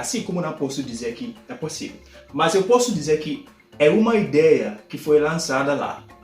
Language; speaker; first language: Portuguese; non-native, fluent; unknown